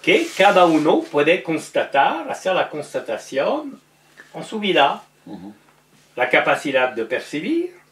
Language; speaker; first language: Spanish; non-native, learner; French